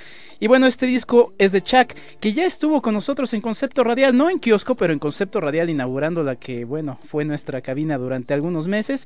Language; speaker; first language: Spanish; native; Spanish